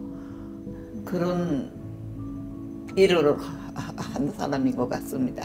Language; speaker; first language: Korean; early bilingual, heritage; Korean